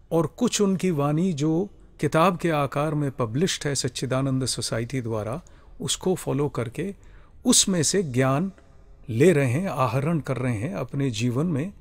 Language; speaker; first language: Hindi; native; Hindi